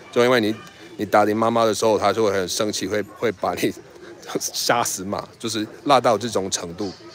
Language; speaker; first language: Chinese; non-native, fluent; English